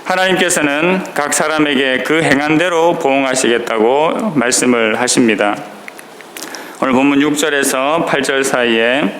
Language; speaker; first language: Korean; native; Korean